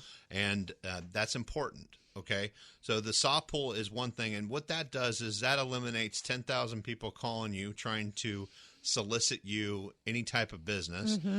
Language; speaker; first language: English; native; English